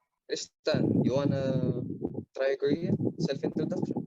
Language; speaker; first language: English; non-native, local second language; Filipino